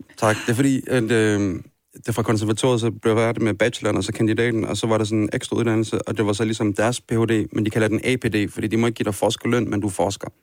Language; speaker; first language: Danish; early bilingual, other home language; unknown